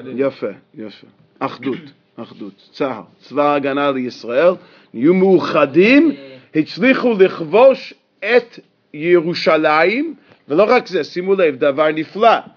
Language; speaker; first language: Hebrew; non-native, fluent; English